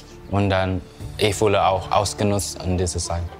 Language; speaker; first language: German; non-native, learner; Vietnamese